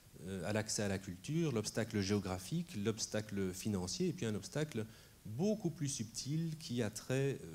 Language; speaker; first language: French; native; French